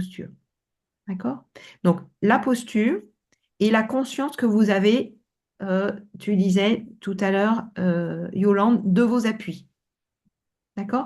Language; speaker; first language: French; native; French